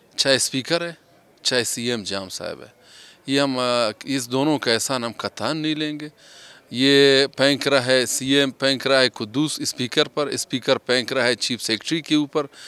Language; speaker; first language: Urdu; non-native, local second language; Baluchi